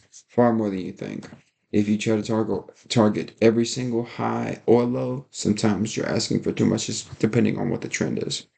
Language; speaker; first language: English; native; English